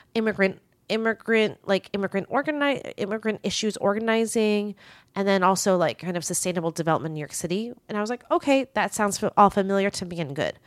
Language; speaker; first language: English; early bilingual, other home language; Chinese